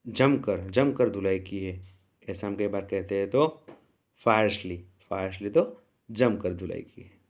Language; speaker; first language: Hindi; non-native, local second language; Gujarati